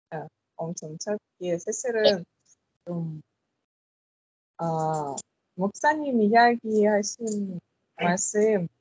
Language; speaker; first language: Korean; non-native, learner; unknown